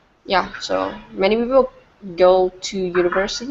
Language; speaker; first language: English; non-native, fluent; Vietnamese